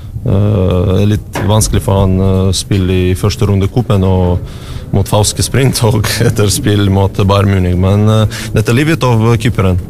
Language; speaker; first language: Norwegian; non-native, learner; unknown